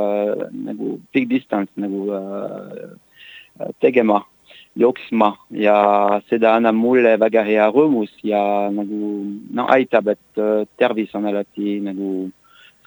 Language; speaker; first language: Estonian; non-native, learner; French